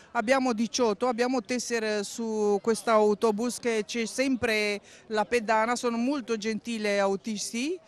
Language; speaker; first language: Italian; non-native, learner; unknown